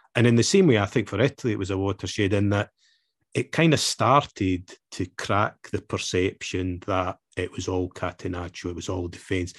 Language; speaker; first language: English; native; English